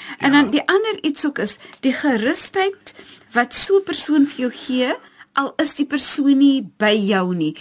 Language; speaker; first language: Afrikaans; native; Afrikaans